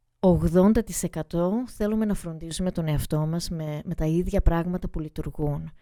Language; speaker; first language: Greek; early bilingual, heritage; Greek